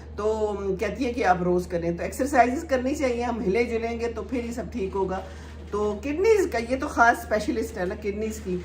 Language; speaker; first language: Urdu; native; Urdu